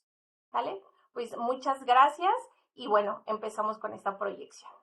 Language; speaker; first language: Spanish; native; Spanish